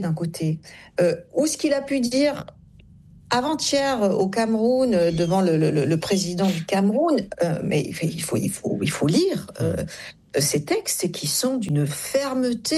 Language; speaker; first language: French; native; French